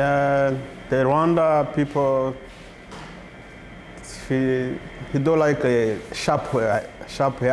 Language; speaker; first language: English; non-native, learner; Kinyarwanda